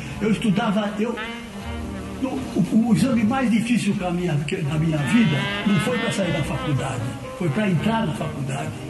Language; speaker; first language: Portuguese; native; Portuguese